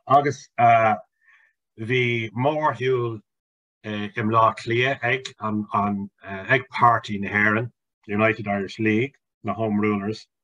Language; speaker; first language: Irish; non-native, local second language; English